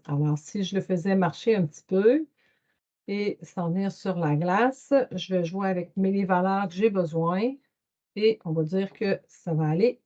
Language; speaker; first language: French; native; French